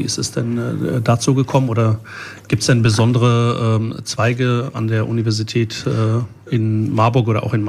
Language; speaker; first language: German; early bilingual, other home language; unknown